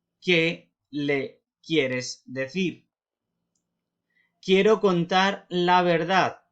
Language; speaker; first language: Spanish; non-native, fluent; Urdu